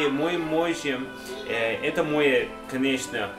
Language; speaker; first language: Russian; non-native, learner; English